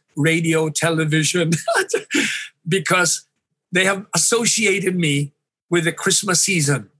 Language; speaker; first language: English; non-native, local second language; Hiligaynon